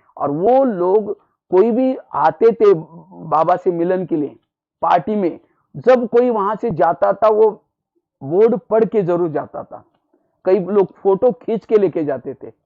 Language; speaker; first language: Hindi; non-native, local second language; Marathi